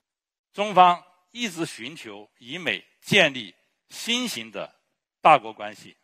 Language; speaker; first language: Chinese; native; Chinese